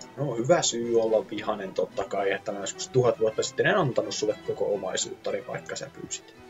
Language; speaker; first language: Finnish; native; Finnish